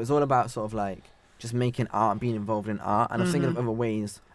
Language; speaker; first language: English; native; English